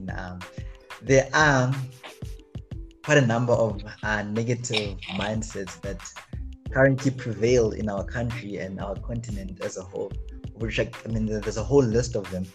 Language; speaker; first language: English; non-native, local second language; Zulu